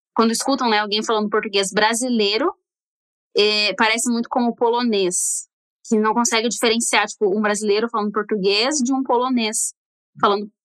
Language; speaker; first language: Portuguese; native; Portuguese